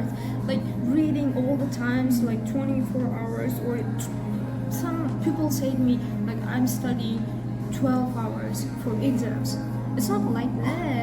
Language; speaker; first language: English; non-native, learner; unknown